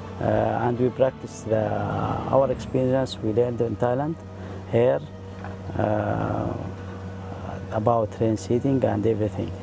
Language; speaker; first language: English; non-native, fluent; Arabic